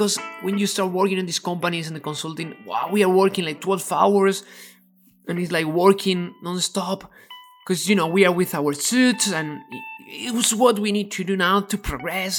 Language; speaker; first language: English; non-native, fluent; Spanish